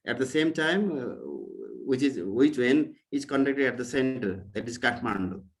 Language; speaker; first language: English; non-native, local second language; Nepali